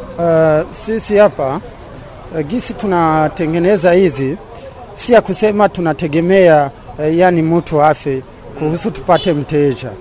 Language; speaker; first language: Swahili; non-native, local second language; Rundi